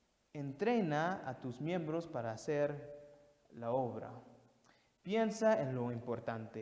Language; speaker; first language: Spanish; non-native, fluent; English